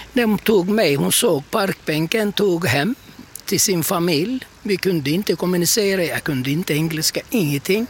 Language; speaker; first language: Swedish; non-native, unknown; Turkish